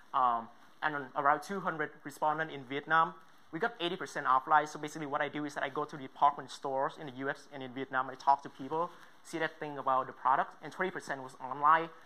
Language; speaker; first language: English; non-native, fluent; Vietnamese